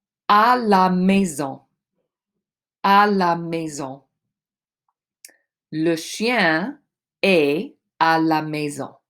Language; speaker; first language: French; non-native, fluent; English